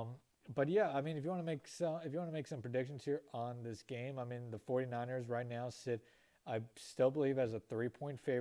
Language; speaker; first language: English; native; English